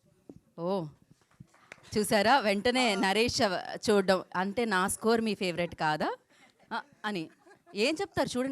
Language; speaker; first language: Telugu; native; Telugu